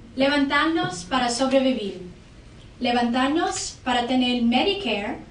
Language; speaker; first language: Spanish; non-native, learner; English